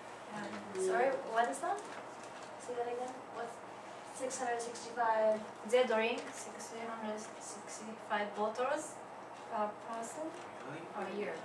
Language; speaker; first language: English; non-native, learner; Japanese